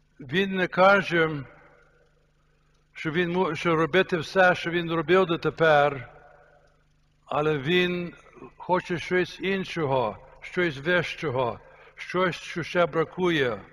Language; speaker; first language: Ukrainian; early bilingual, heritage; Ukrainian